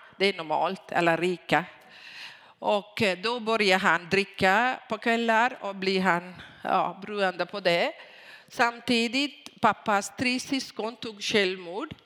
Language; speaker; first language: Swedish; non-native, fluent; Tamil